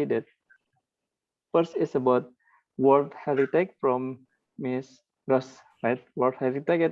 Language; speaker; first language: English; non-native, learner; Indonesian